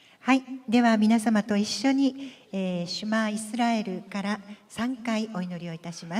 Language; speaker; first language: Japanese; native; Japanese